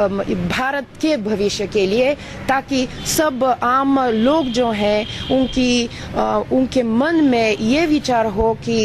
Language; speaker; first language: Hindi; non-native, fluent; Bulgarian